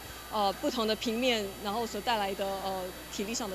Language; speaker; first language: Chinese; native; Chinese